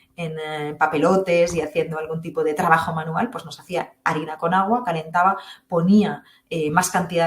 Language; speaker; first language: Spanish; native; Spanish